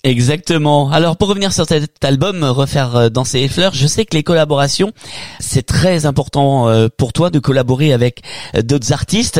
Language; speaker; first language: French; native; French